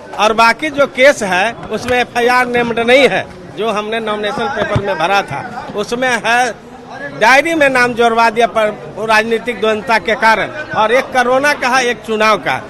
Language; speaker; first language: Hindi; native; Hindi